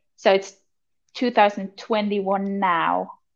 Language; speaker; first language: English; non-native, fluent; German